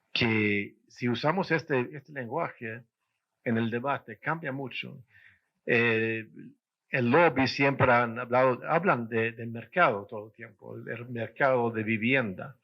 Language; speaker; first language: Spanish; non-native, fluent; Swedish